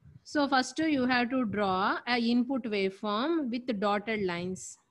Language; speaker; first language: English; non-native, local second language; Telugu